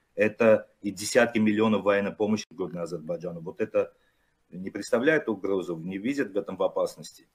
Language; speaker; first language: Russian; non-native, local second language; Armenian